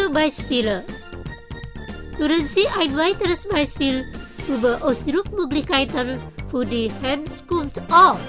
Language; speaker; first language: German; non-native, fluent; Indonesian